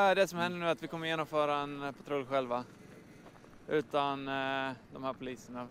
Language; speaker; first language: Swedish; native; Swedish